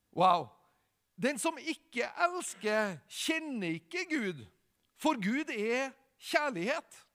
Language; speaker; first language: Norwegian; native; Norwegian